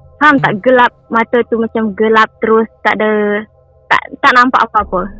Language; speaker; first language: Malay; non-native, local second language; Iban